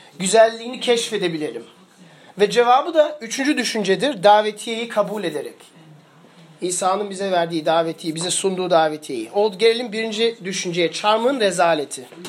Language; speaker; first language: Turkish; early bilingual, heritage; Turkish